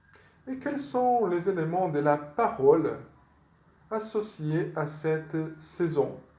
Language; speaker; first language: French; non-native, fluent; Portuguese